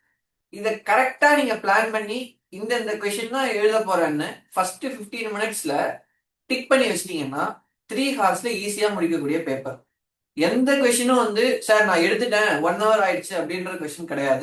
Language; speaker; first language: Tamil; native; Tamil